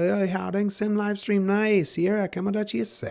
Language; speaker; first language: Vietnamese; non-native, learner; English